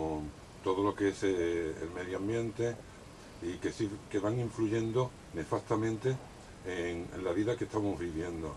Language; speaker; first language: Spanish; native; Spanish